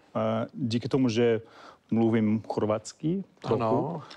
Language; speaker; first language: Czech; non-native, learner; English